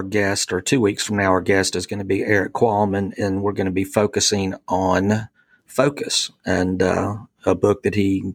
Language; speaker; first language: English; native; English